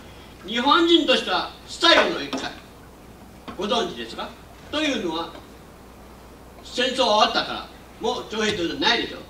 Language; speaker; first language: Japanese; non-native, local second language; Min Nan Chinese